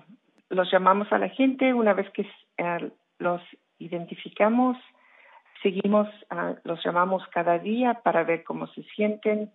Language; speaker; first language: Spanish; early bilingual, heritage; Spanish